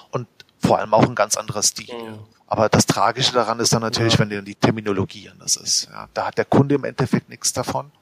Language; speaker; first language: German; native; German